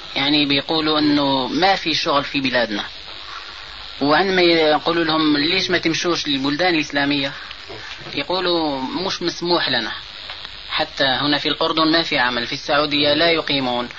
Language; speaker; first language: Arabic; native; Arabic